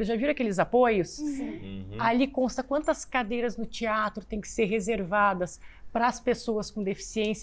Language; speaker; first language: Portuguese; native; Portuguese